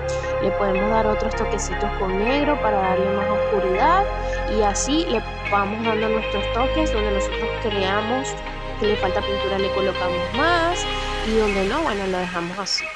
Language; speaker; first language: Spanish; native; Spanish